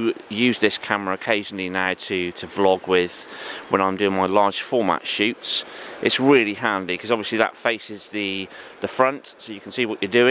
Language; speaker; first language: English; native; English